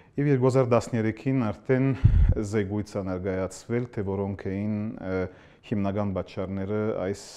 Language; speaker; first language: Armenian; early bilingual, heritage; Armenian